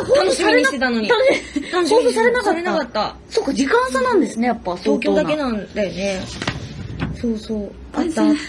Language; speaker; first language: Japanese; native; Japanese